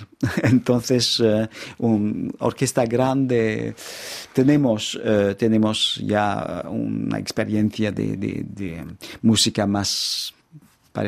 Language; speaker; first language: Spanish; non-native, fluent; French